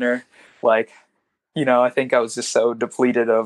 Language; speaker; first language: English; non-native, local second language; Swahili